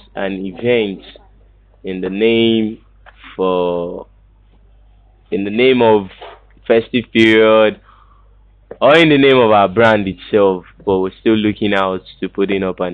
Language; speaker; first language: English; non-native, local second language; Yoruba